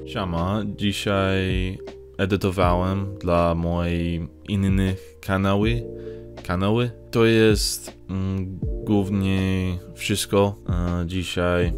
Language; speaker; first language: Polish; non-native, learner; English